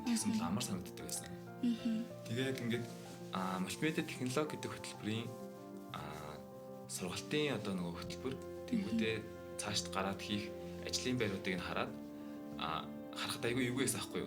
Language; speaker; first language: Mongolian; native; Mongolian